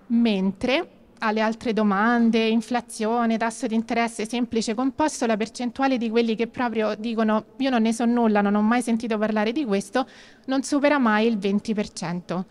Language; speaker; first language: Italian; native; Italian